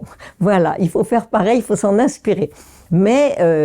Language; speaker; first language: French; native; French